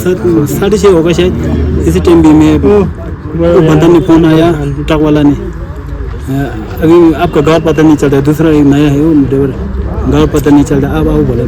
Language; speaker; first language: Hindi; non-native, local second language; Tibetan